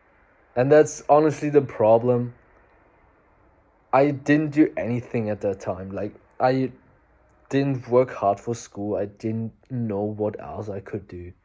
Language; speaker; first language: English; non-native, fluent; German